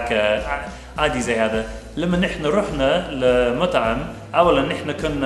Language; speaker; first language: Arabic; non-native, fluent; English